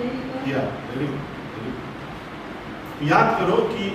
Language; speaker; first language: Hindi; native; Hindi